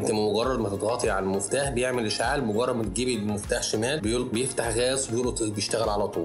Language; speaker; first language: Arabic; native; Arabic